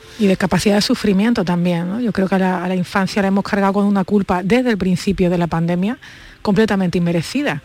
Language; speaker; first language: Spanish; native; Spanish